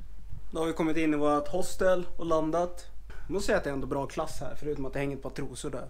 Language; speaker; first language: Swedish; native; Swedish